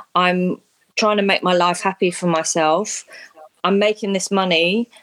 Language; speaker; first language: English; native; English